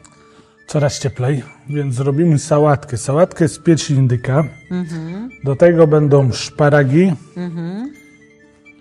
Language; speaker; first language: Polish; native; Polish